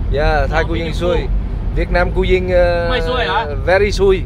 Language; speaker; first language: English; non-native, learner; Vietnamese